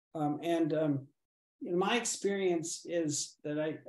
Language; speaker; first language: English; native; English